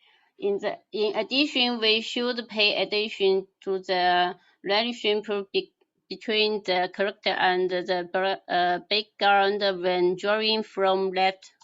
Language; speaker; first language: English; non-native, learner; Chinese